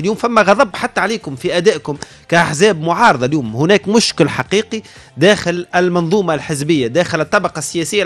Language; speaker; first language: Arabic; native; Arabic